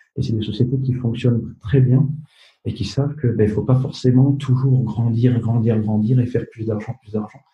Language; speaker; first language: French; native; French